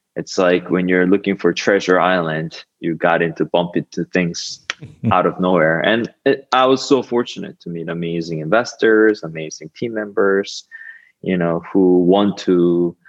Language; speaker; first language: English; non-native, fluent; Korean